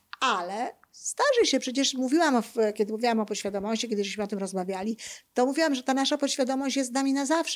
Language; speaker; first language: Polish; native; Polish